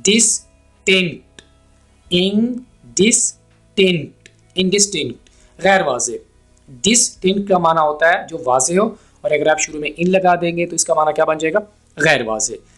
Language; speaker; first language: Urdu; native; Urdu